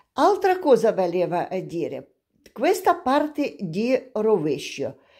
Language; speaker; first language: Italian; non-native, learner; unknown